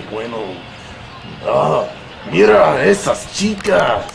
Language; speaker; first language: Spanish; non-native, learner; English